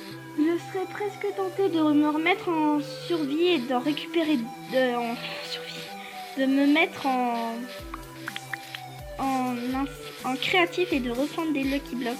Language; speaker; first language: French; native; French